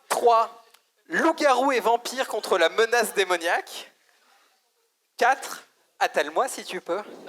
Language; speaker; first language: French; native; French